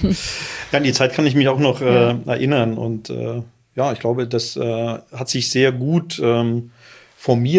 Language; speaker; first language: German; native; German